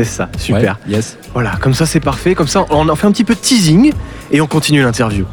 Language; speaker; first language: French; native; French